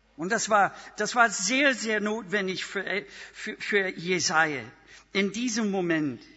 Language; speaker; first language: German; non-native, fluent; English